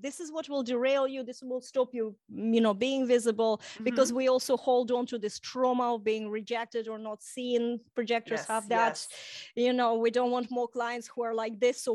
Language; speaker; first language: English; non-native, fluent; Russian